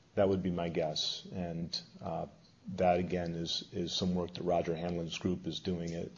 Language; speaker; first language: English; native; English